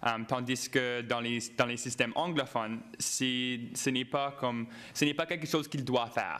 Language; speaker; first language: French; non-native, local second language; English